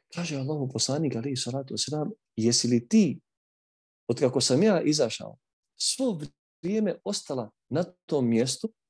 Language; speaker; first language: Bosnian; native; Bosnian